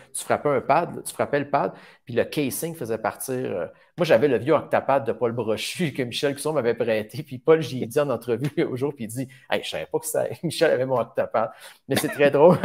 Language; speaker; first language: French; native; French